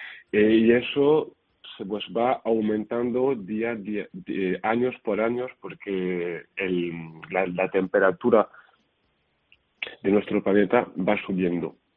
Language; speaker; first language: Spanish; non-native, fluent; French